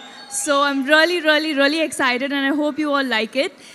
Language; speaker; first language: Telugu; non-native, fluent; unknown